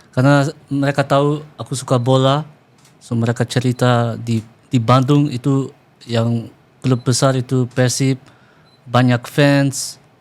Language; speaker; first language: Indonesian; early bilingual, heritage; Dutch